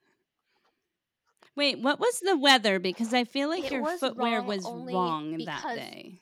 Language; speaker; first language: English; native; English